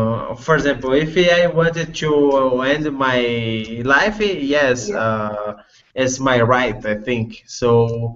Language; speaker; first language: English; non-native, learner; Portuguese